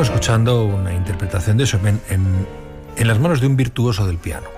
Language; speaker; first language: Spanish; native; Spanish